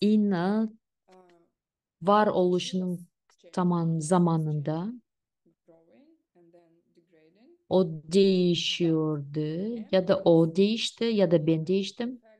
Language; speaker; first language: Turkish; non-native, fluent; Russian